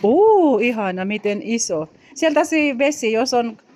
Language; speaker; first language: Finnish; non-native, learner; Filipino